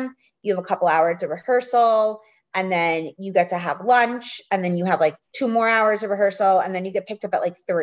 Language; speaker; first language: English; native; English